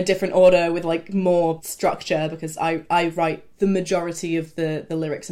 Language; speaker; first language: English; native; English